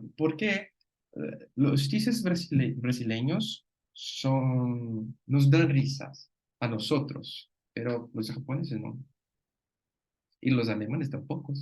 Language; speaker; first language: Spanish; non-native, fluent; Portuguese